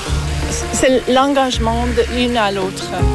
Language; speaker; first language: French; non-native, local second language; English